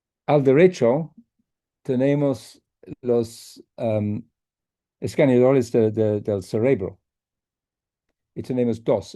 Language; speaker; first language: Spanish; non-native, fluent; English